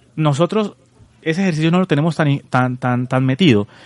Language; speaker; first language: Spanish; native; Spanish